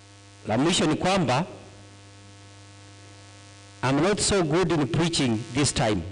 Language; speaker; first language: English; non-native, local second language; Gusii